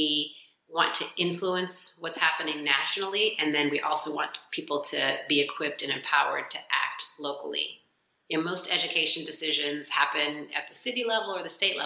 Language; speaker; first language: English; native; English